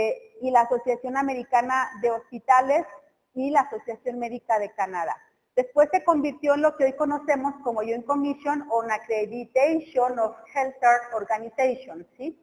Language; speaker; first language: Spanish; native; Spanish